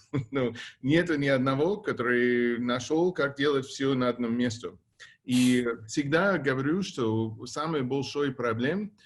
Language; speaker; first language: Russian; non-native, fluent; English